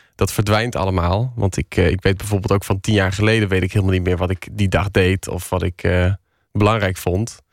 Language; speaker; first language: Dutch; native; Dutch